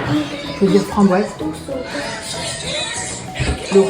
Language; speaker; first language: French; native; French